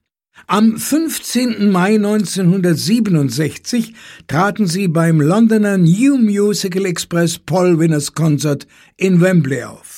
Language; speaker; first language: German; native; German